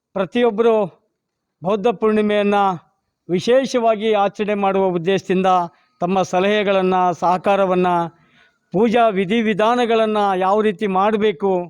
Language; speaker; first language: Kannada; non-native, local second language; Lambadi